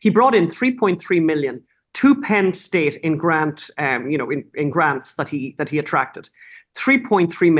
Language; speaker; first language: English; native; English